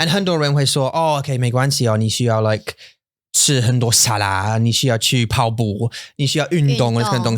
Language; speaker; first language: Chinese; non-native, fluent; English